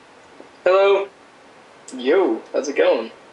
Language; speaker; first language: English; native; English